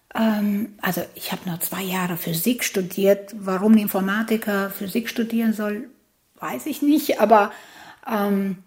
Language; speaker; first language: German; non-native, fluent; Albanian